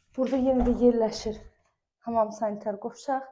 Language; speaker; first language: Azerbaijani; native; Azerbaijani